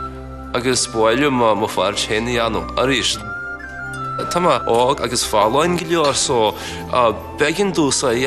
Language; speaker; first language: Irish; non-native, fluent; English